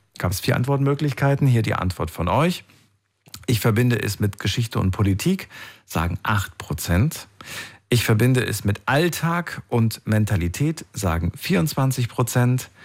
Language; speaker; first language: German; native; German